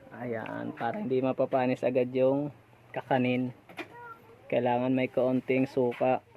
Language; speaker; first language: Filipino; non-native, local second language; Waray